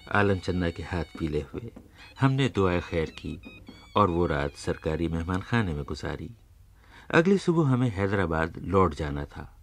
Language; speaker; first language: Urdu; native; Urdu